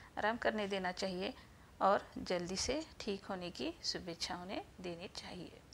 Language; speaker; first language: Hindi; non-native, local second language; Marathi